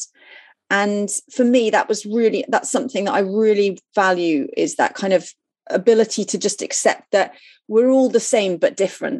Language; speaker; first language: English; native; English